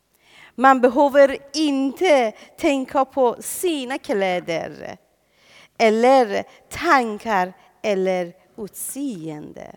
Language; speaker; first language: Swedish; non-native, fluent; Persian